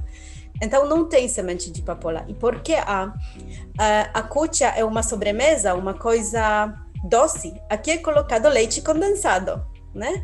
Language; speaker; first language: Portuguese; non-native, fluent; Polish